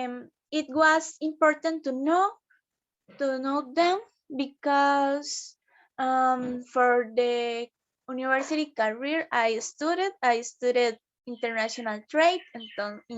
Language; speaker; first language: English; non-native, learner; Spanish